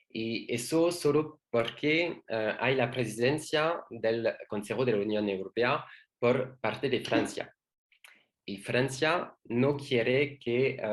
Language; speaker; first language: Spanish; non-native, learner; French